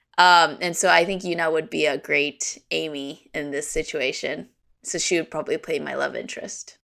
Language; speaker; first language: English; early bilingual, other home language; Korean